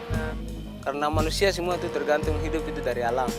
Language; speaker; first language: Indonesian; non-native, local second language; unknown